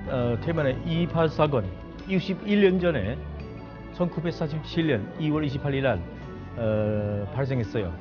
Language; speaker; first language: Korean; non-native, fluent; Chinese